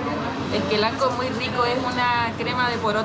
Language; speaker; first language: Spanish; native; Spanish